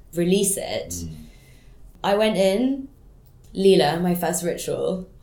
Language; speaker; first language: English; non-native, local second language; French